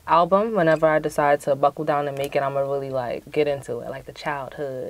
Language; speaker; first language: English; native; English